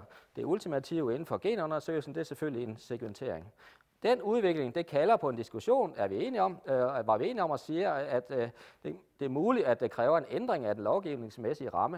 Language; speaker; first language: Danish; native; Danish